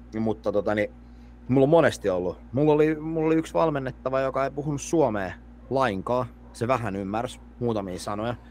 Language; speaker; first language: Finnish; native; Finnish